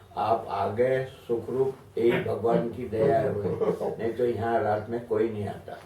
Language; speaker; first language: Hindi; non-native, local second language; Marathi